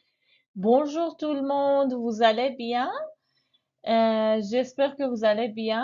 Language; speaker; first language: French; non-native, fluent; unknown